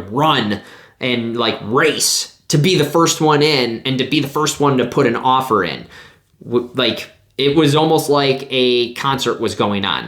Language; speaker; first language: English; native; English